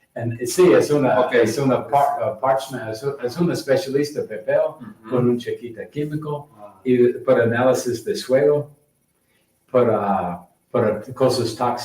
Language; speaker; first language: Spanish; non-native, learner; English